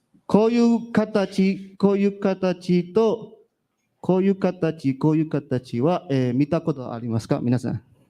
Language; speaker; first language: Japanese; non-native, learner; Burmese